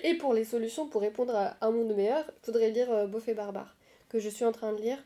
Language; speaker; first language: French; non-native, local second language; Arabic